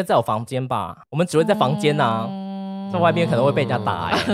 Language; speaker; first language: Chinese; native; Chinese